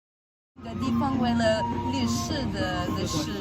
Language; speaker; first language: Chinese; non-native, learner; French